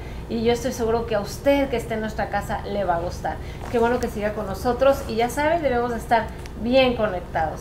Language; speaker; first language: Spanish; native; Spanish